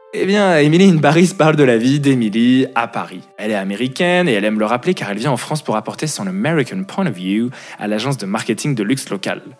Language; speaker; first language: French; native; French